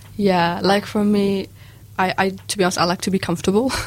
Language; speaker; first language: English; early bilingual, other home language; Arabic